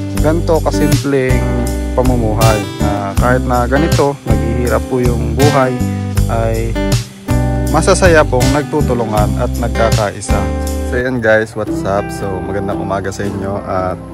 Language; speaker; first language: Filipino; non-native, local second language; Bikol